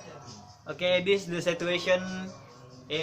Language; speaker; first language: English; non-native, learner; Indonesian